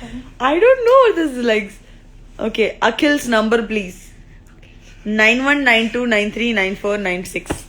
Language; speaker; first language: Telugu; non-native, local second language; Gujarati